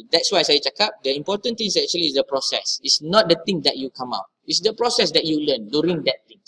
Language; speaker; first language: English; non-native, local second language; Malay